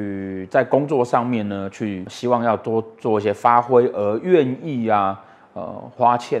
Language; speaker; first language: Chinese; native; Chinese